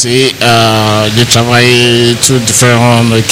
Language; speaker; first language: French; non-native, learner; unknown